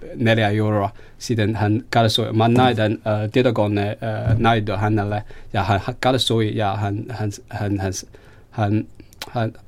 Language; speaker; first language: Finnish; non-native, fluent; Chinese